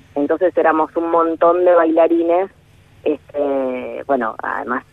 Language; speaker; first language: Spanish; native; Spanish